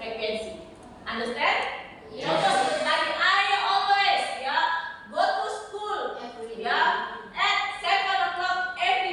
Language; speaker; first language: English; non-native, learner; Indonesian